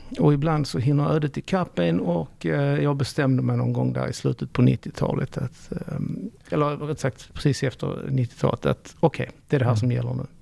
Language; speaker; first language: Swedish; early bilingual, other home language; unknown